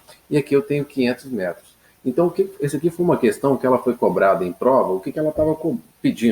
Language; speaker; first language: Portuguese; native; Portuguese